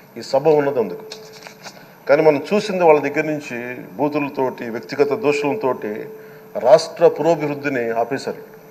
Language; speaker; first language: Telugu; native; Telugu